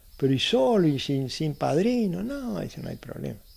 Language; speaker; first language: Spanish; native; Spanish